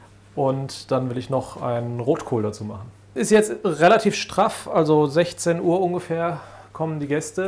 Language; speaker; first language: German; native; German